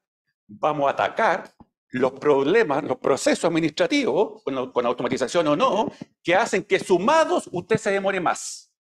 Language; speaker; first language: Spanish; native; Spanish